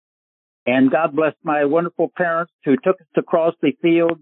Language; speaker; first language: English; native; English